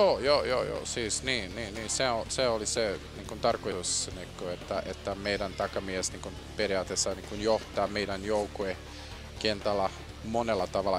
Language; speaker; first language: Finnish; non-native, fluent; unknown